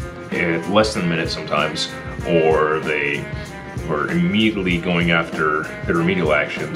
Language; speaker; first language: English; native; English